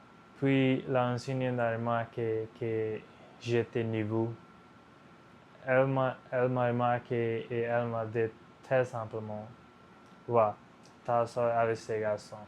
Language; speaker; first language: French; non-native, learner; Punjabi